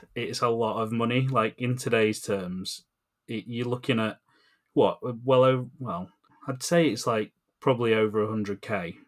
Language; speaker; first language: English; native; English